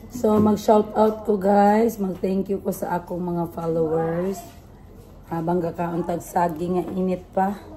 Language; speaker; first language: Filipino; non-native, local second language; Cebuano